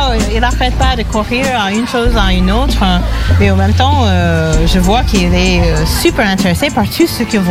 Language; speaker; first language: French; non-native, fluent; English